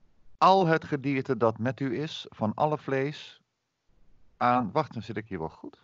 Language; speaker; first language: Dutch; native; Dutch